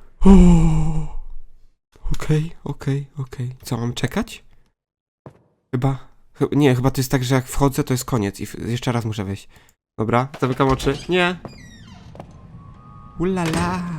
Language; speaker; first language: Polish; native; Polish